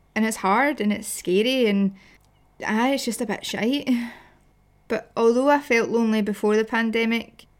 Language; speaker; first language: English; native; English